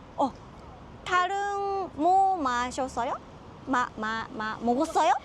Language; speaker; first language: Korean; non-native, learner; Japanese